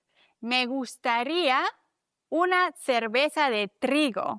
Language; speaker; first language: Spanish; non-native, fluent; German